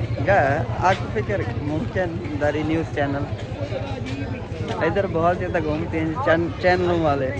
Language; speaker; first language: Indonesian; non-native, learner; Urdu